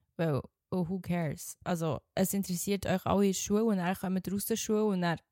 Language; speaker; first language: German; native; German